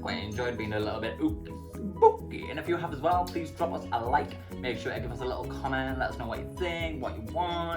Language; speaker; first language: English; native; English